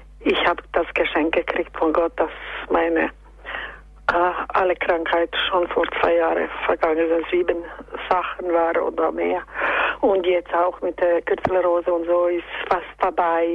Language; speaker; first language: German; non-native, learner; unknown